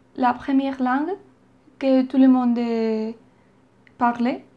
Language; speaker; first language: French; non-native, learner; Spanish